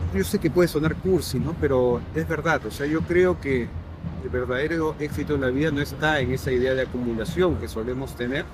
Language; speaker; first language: Spanish; native; Spanish